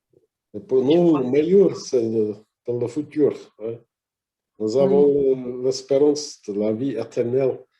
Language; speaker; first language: French; non-native, learner; English